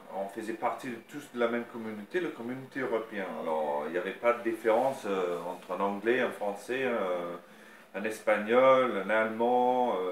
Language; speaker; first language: French; non-native, fluent; English